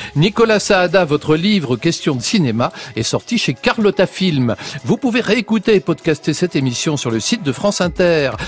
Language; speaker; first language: French; native; French